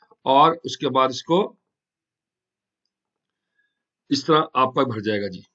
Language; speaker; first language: Hindi; non-native, local second language; Punjabi